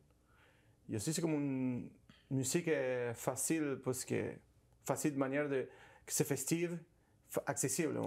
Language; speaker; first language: French; non-native, learner; Spanish